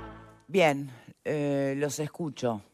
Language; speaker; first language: Spanish; native; Spanish